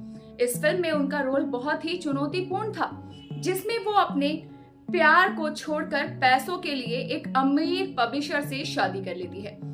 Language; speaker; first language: Hindi; native; Hindi